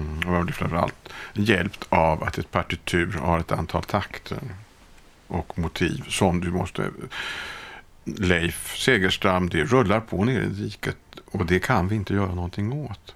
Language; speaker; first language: Swedish; native; Swedish